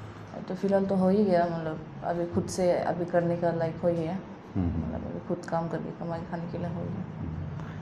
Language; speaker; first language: Hindi; non-native, local second language; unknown